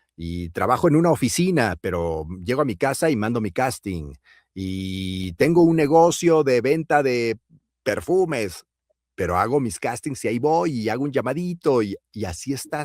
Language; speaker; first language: Spanish; native; Spanish